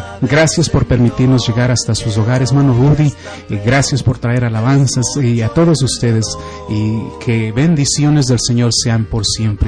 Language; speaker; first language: Spanish; native; Spanish